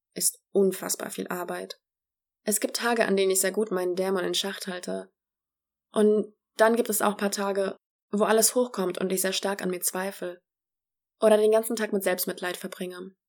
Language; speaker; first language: German; early bilingual, other home language; Polish